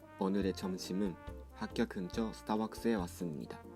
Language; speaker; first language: Korean; non-native, fluent; Japanese